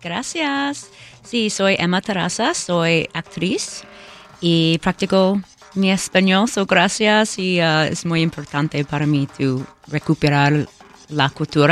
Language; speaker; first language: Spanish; early bilingual, heritage; English